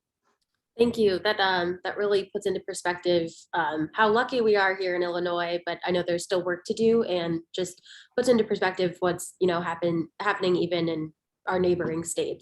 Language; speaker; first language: English; native; English